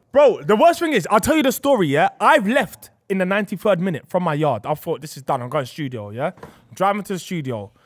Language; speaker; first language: English; native; English